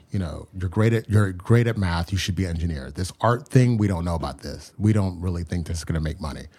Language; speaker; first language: English; native; English